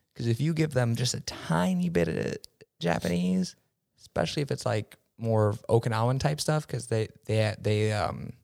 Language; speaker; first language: English; early bilingual, other home language; Spanish